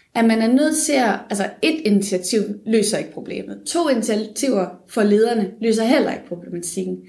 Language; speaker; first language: Danish; native; Danish